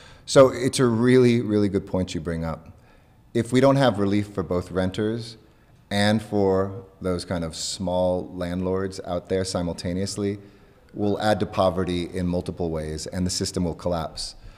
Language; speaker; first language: English; native; English